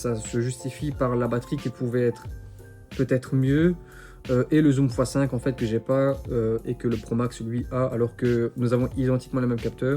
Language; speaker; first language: French; native; French